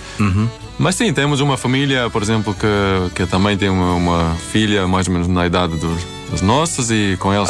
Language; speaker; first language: Portuguese; non-native, fluent; Swedish